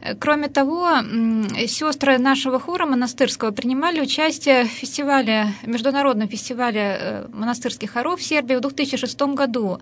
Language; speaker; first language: Russian; native; Russian